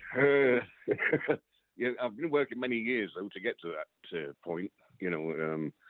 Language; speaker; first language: English; native; English